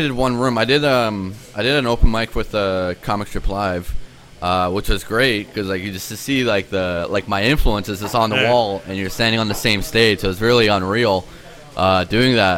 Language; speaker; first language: English; early bilingual, other home language; Polish